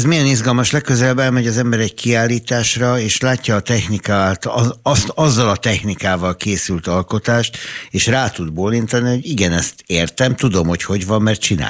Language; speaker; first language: Hungarian; native; Hungarian